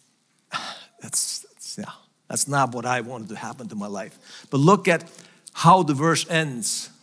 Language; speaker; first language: English; non-native, fluent; Faroese